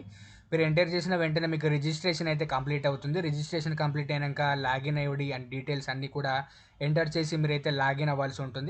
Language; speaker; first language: Telugu; native; Telugu